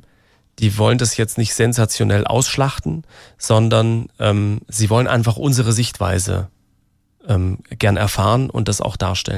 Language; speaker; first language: German; native; German